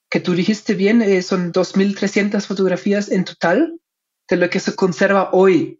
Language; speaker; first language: Spanish; non-native, fluent; German